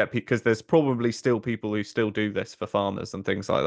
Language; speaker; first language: English; native; English